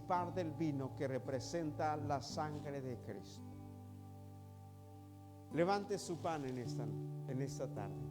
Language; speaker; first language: Spanish; native; Spanish